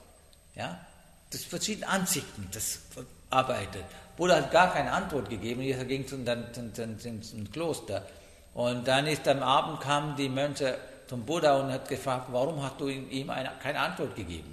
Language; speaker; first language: German; non-native, fluent; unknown